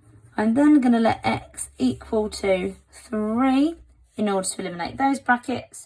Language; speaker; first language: English; native; English